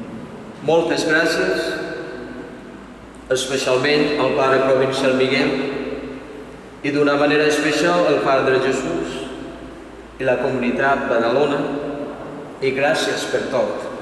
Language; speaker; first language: Catalan; non-native, fluent; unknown